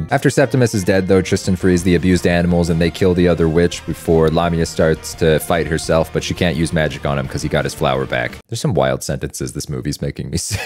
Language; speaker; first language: English; native; English